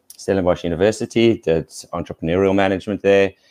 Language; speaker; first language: English; native; English